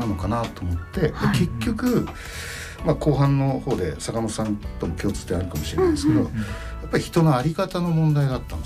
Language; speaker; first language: Japanese; native; Japanese